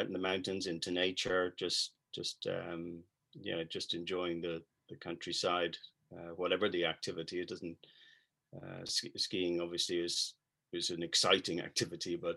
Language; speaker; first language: English; native; English